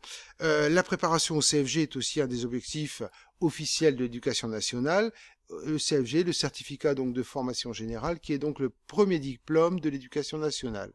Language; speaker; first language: French; native; French